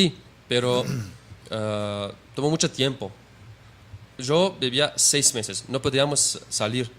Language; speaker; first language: Spanish; non-native, learner; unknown